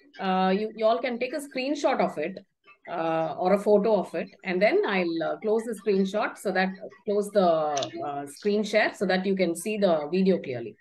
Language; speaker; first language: English; non-native, local second language; Tamil